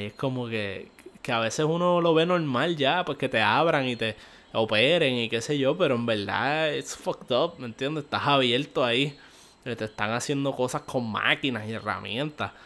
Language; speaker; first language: Spanish; native; Spanish